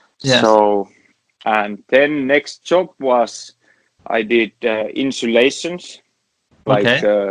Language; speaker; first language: English; non-native, learner; Finnish